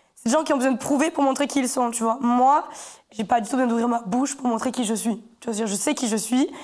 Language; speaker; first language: French; native; French